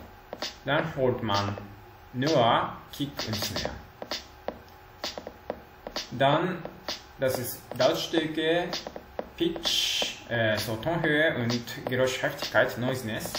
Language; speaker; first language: German; non-native, learner; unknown